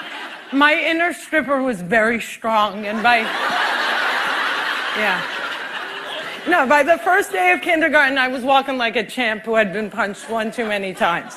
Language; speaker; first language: English; native; English